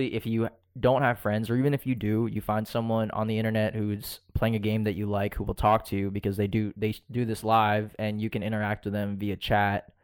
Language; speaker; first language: English; early bilingual, other home language; Filipino